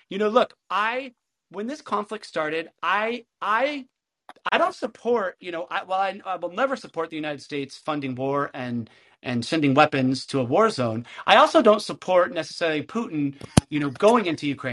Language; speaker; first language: English; native; English